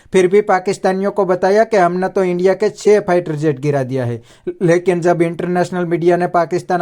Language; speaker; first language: Hindi; native; Hindi